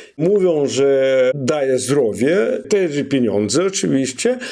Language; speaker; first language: Polish; non-native, fluent; Russian